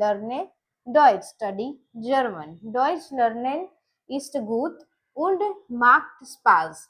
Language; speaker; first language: German; non-native, learner; Gujarati